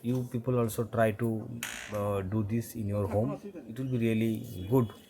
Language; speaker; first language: English; non-native, local second language; Bangla